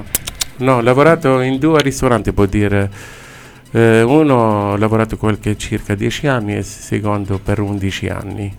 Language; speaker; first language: Italian; non-native, learner; Arabic